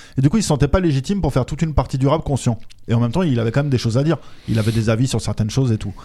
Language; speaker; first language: French; native; French